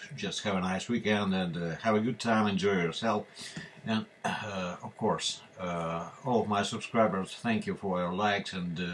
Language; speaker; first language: English; non-native, fluent; Russian